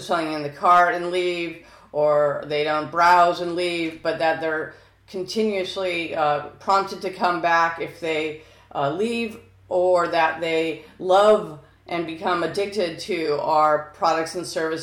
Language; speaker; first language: English; native; English